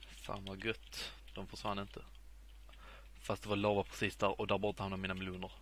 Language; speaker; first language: Swedish; native; Swedish